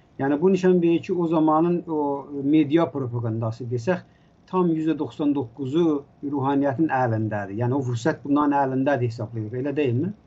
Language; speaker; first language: Azerbaijani; native; Azerbaijani